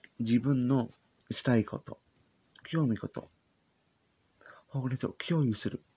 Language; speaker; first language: Japanese; non-native, learner; English